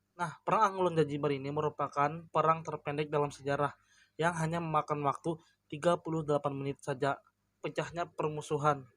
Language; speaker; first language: Indonesian; non-native, local second language; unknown